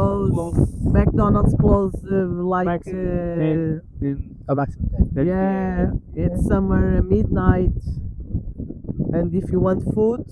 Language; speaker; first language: English; non-native, learner; Portuguese